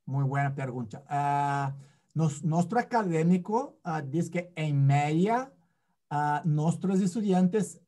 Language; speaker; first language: Spanish; non-native, fluent; Portuguese